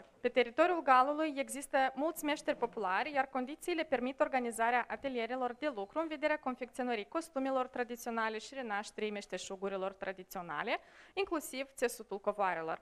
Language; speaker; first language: Romanian; native; Romanian